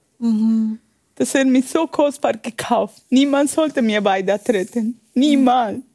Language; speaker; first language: German; non-native, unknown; Spanish